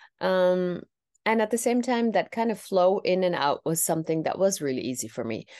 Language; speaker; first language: English; non-native, fluent; Tamil